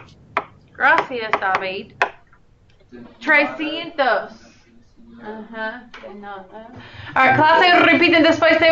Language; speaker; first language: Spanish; non-native, fluent; English